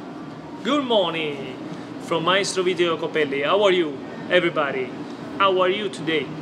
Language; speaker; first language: English; non-native, fluent; Italian